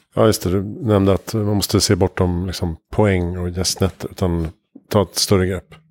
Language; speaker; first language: Swedish; native; Swedish